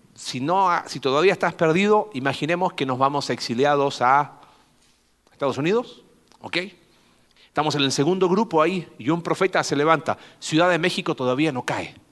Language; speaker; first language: Spanish; native; Spanish